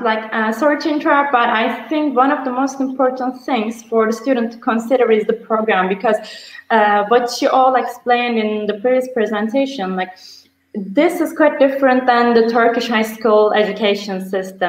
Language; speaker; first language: English; non-native, fluent; Turkish